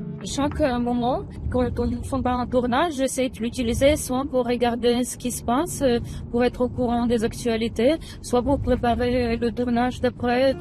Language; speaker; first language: French; non-native, fluent; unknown